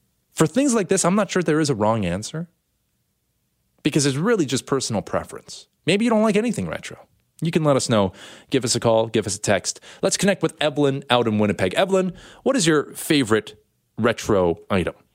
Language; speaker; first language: English; native; English